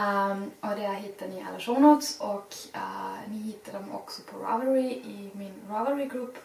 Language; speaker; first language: Swedish; non-native, fluent; German